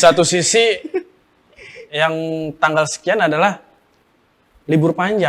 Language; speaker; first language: Indonesian; native; Indonesian